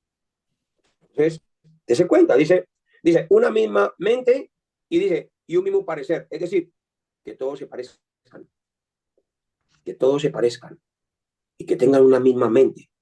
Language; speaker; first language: Spanish; native; Spanish